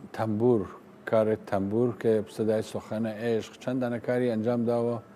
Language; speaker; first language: Central Kurdish; non-native, local second language; Southern Kurdish